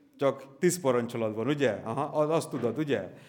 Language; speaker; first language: Hungarian; non-native, learner; Bangla